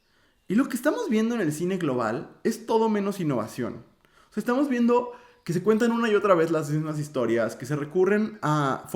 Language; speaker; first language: Spanish; native; Spanish